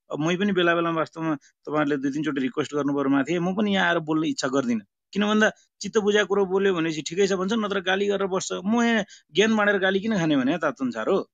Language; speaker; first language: Nepali; native; Nepali